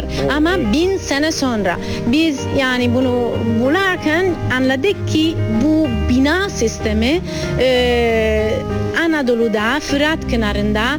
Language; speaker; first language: Turkish; non-native, learner; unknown